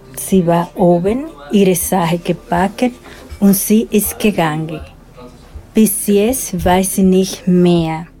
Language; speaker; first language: German; non-native, fluent; Spanish